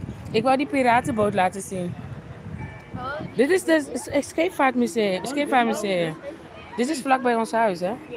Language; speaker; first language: Dutch; early bilingual, other home language; Papiamento